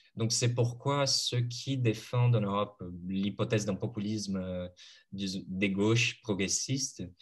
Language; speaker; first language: French; non-native, fluent; Portuguese